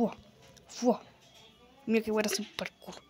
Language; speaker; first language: Spanish; native; Spanish